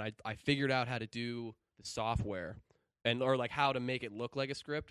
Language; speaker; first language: English; native; English